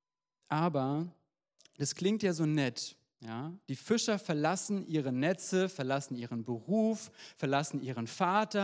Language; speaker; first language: German; native; German